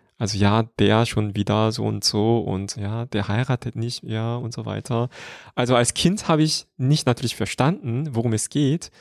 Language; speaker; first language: German; non-native, fluent; Korean